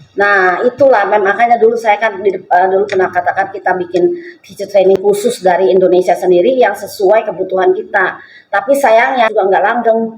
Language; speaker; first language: Indonesian; non-native, local second language; Chinese